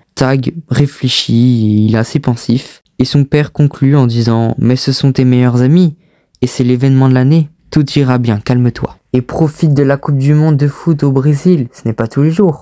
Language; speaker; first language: French; native; French